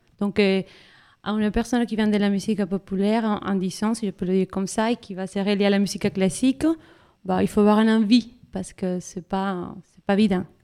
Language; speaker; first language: French; non-native, fluent; Spanish